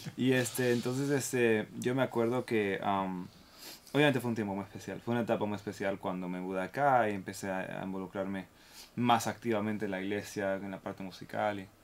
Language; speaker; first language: Spanish; native; Spanish